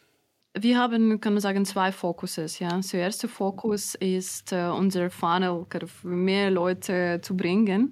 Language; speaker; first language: German; non-native, fluent; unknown